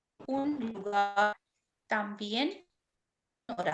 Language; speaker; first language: Spanish; non-native, fluent; Hindi